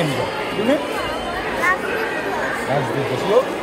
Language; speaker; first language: English; non-native, local second language; Bangla